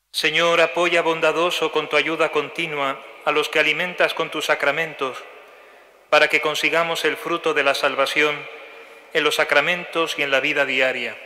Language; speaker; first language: Spanish; native; Spanish